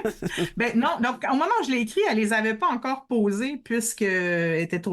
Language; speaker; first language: French; native; French